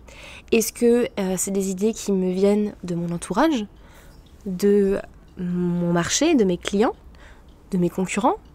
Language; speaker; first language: French; native; French